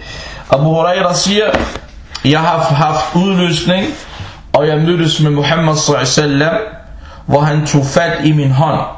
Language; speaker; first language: Danish; non-native, local second language; Arabic